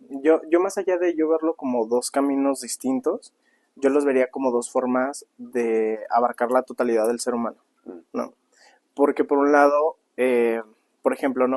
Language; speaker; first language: Spanish; native; Spanish